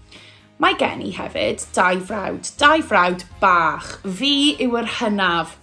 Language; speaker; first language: Welsh; native; Welsh